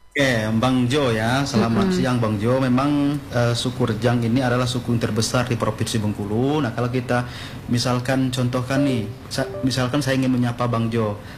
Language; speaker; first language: Indonesian; non-native, local second language; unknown